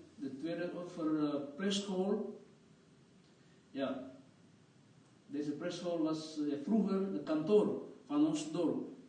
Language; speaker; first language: Dutch; non-native, fluent; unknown